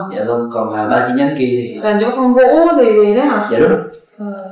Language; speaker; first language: Vietnamese; native; Vietnamese